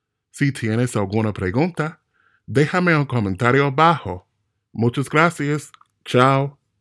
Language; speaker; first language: Spanish; non-native, fluent; English